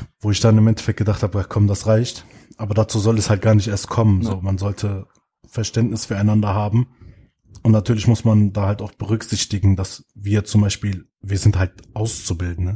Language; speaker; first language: German; native; German